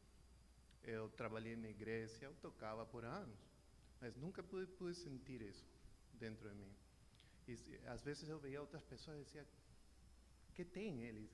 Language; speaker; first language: Portuguese; non-native, learner; Spanish